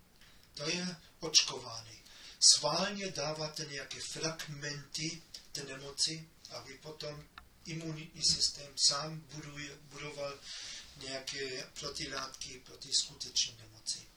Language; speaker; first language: Czech; non-native, fluent; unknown